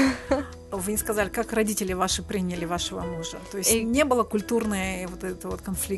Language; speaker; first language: Russian; native; Russian